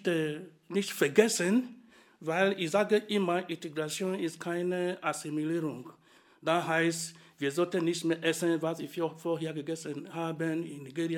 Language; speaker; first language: German; non-native, fluent; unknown